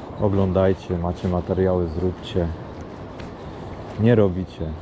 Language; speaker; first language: Polish; native; Polish